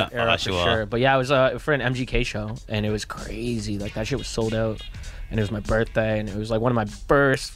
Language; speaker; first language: English; native; English